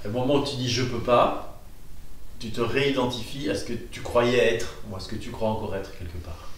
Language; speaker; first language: French; native; French